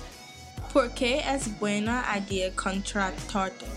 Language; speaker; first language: Spanish; non-native, learner; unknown